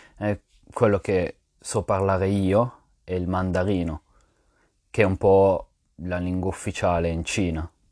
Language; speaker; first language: Italian; non-native, fluent; French